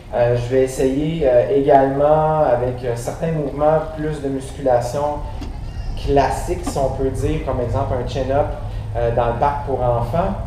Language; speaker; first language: French; native; French